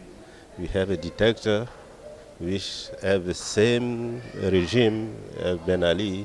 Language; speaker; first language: English; non-native, learner; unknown